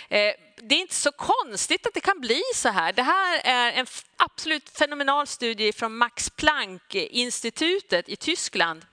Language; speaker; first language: Swedish; native; Swedish